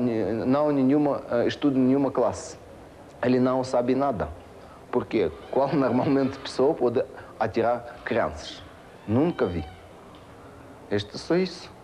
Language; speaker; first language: Portuguese; non-native, learner; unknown